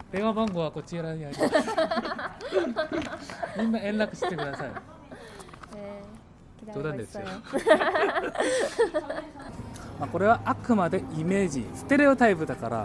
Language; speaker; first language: Japanese; non-native, fluent; Korean